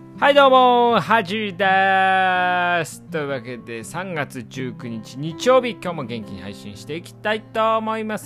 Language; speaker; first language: Japanese; native; Japanese